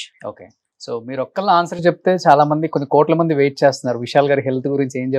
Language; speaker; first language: Telugu; native; Telugu